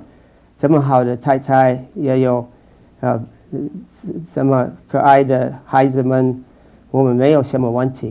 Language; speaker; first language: Chinese; non-native, fluent; English